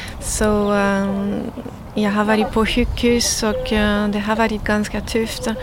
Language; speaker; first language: Swedish; non-native, learner; French